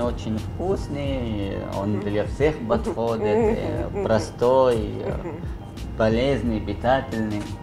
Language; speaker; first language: Russian; non-native, learner; Arabic